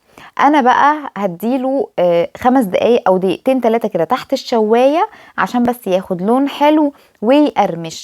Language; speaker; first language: Arabic; native; Arabic